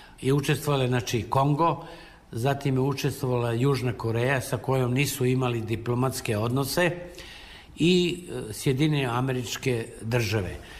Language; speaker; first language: Serbian; native; Serbian